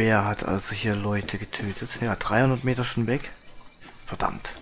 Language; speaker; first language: German; native; German